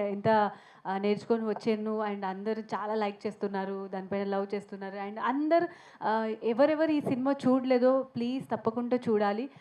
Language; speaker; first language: Telugu; non-native, fluent; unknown